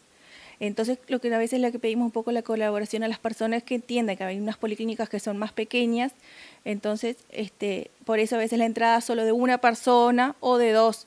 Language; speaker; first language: Spanish; native; Spanish